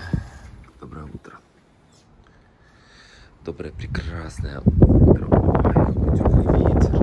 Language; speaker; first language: Russian; native; Russian